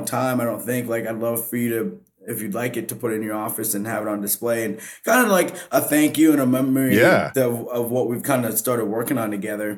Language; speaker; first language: English; native; English